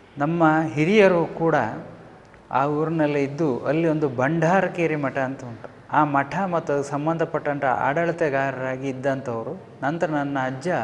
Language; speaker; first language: Kannada; native; Kannada